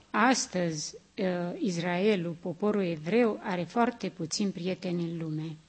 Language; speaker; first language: Romanian; native; Romanian